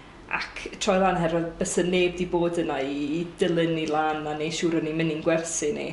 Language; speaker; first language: Welsh; native; Welsh